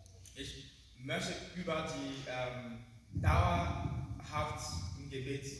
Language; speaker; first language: German; non-native, learner; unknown